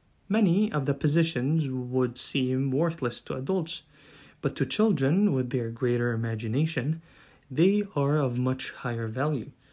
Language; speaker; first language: English; non-native, fluent; Arabic